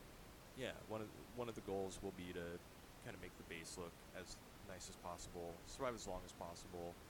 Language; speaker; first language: English; native; English